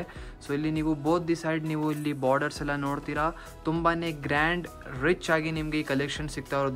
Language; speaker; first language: Kannada; native; Kannada